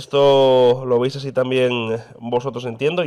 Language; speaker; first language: Spanish; native; Spanish